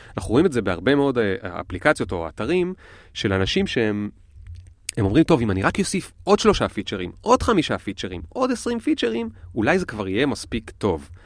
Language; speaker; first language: Hebrew; native; Hebrew